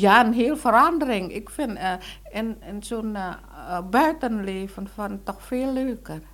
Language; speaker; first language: Dutch; non-native, local second language; Indonesian